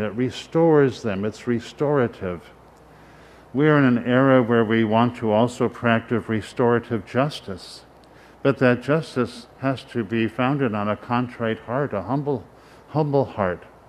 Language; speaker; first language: English; native; English